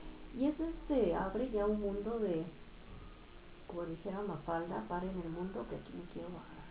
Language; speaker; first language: Spanish; native; Spanish